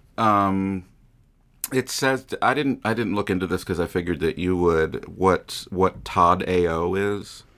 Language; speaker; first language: English; native; English